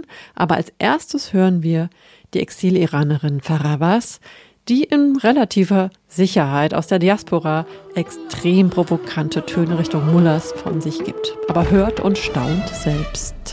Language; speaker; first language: German; native; German